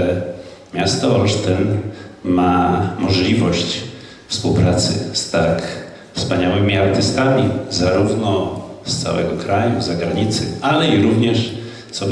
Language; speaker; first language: Polish; native; Polish